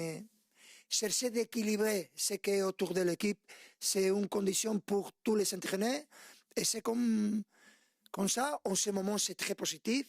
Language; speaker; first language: French; non-native, fluent; Spanish